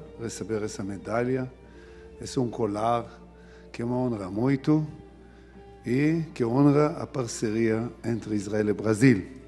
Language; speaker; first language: Portuguese; non-native, fluent; Hebrew